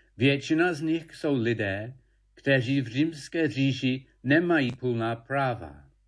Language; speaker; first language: Czech; non-native, fluent; English